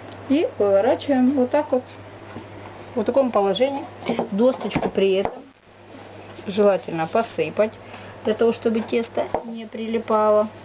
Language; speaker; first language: Russian; native; Russian